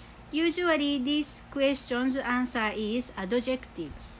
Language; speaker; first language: English; non-native, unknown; Japanese